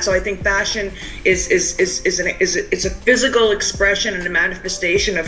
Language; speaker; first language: English; native; English